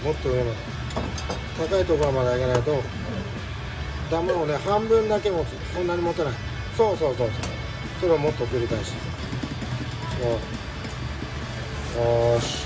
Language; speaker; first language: Japanese; native; Japanese